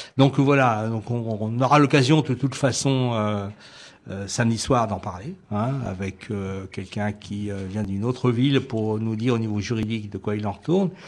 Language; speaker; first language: French; native; French